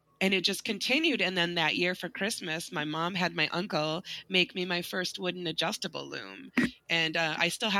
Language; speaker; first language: English; native; English